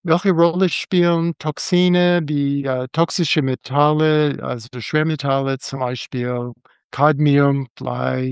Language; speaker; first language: German; non-native, fluent; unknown